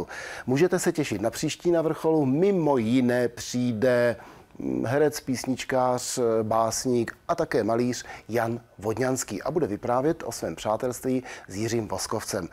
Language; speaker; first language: Czech; native; Czech